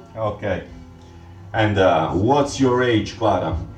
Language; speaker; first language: English; non-native, learner; Italian